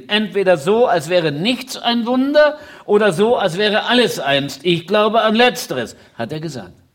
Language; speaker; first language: German; native; German